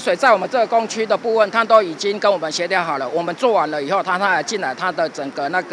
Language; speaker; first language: Chinese; native; Chinese